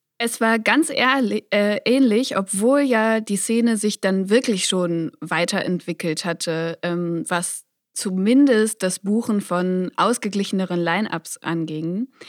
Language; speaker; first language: German; native; German